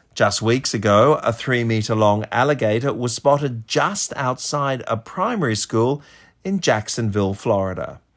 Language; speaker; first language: English; native; English